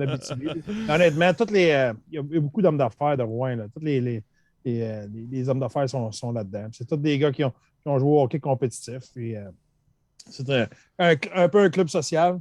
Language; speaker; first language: French; native; French